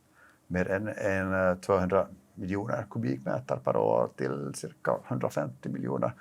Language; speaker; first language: Swedish; non-native, local second language; Finnish